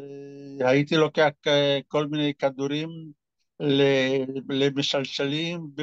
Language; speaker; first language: Hebrew; non-native, fluent; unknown